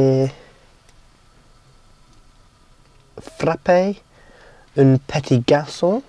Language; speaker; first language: French; non-native, learner; English